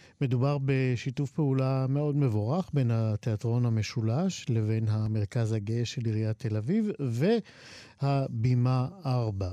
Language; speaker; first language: Hebrew; native; Hebrew